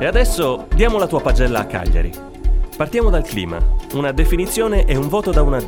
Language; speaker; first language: Italian; native; Italian